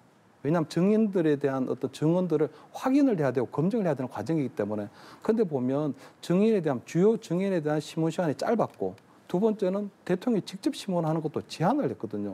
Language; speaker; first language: Korean; native; Korean